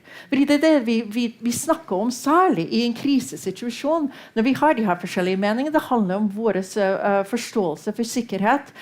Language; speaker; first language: Norwegian; non-native, fluent; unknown